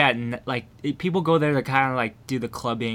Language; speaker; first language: English; early bilingual, other home language; Min Nan Chinese